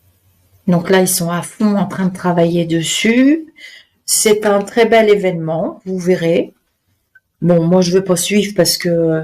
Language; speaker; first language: French; native; French